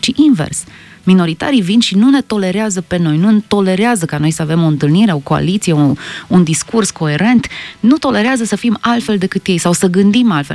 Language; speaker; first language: Romanian; native; Romanian